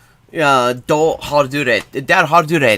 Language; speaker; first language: Swedish; non-native, learner; English